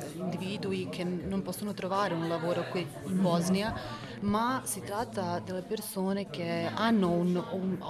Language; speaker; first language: Italian; non-native, fluent; Bosnian